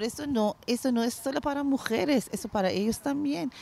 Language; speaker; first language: Spanish; non-native, learner; Persian